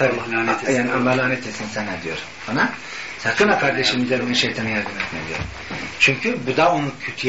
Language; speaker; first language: Turkish; native; Turkish